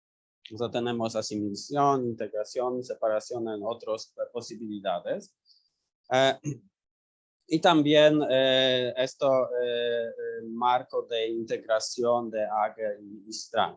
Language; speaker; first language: Spanish; non-native, learner; Polish